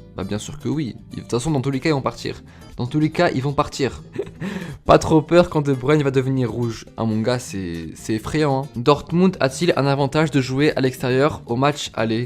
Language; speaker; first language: French; native; French